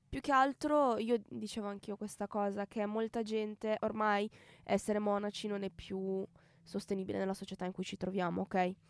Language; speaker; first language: Italian; native; Italian